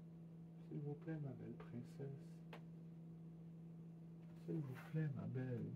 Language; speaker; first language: French; non-native, learner; English